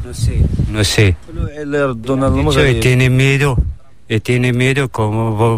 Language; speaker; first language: Spanish; non-native, learner; Arabic